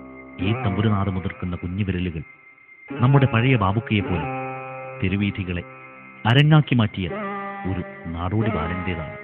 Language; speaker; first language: Malayalam; native; Malayalam